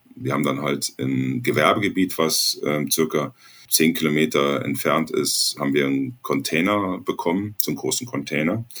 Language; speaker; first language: German; native; German